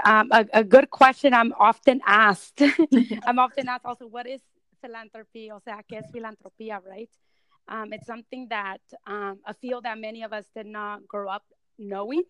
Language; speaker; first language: English; early bilingual, other home language; Spanish